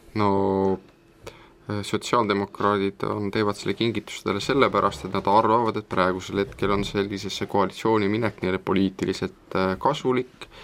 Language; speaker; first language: Estonian; native; Estonian